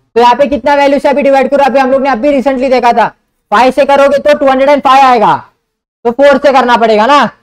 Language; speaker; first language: Hindi; non-native, local second language; Marathi